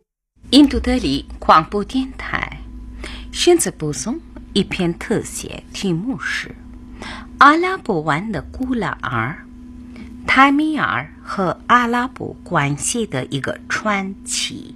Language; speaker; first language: Chinese; non-native, fluent; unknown